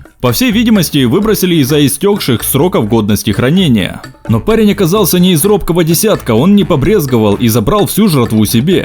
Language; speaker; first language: Russian; native; Russian